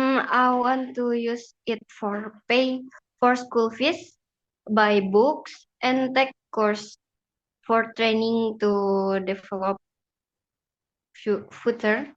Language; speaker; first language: English; non-native, learner; Indonesian